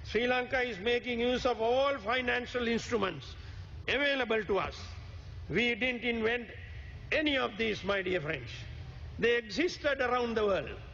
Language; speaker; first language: English; non-native, local second language; Sinhala